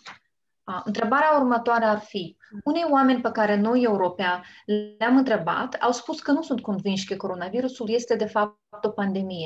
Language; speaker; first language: Romanian; native; Romanian